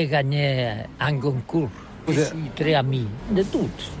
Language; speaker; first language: French; non-native, learner; Catalan